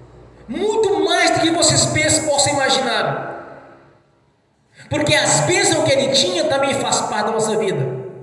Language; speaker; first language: Portuguese; native; Portuguese